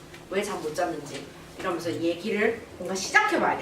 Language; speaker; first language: Korean; native; Korean